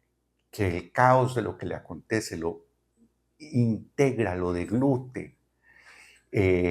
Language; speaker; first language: Spanish; native; Spanish